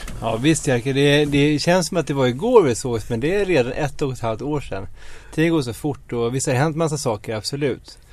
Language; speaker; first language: Swedish; native; Swedish